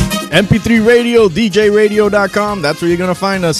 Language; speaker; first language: English; native; English